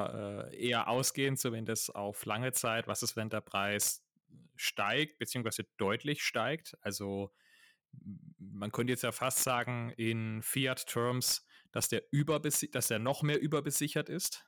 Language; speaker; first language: German; native; German